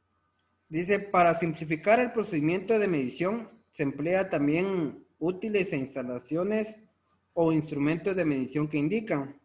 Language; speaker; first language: Spanish; native; Spanish